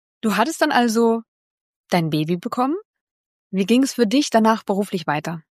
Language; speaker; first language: German; native; German